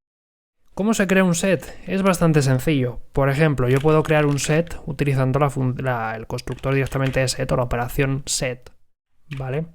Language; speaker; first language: Spanish; native; Spanish